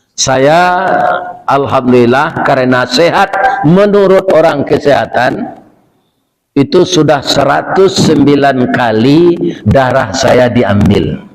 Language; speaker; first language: Malay; non-native, local second language; Minangkabau